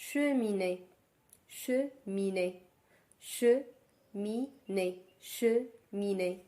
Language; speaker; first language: French; non-native, local second language; Arabic